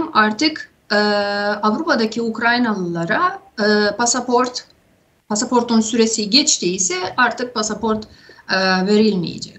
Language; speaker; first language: Turkish; non-native, fluent; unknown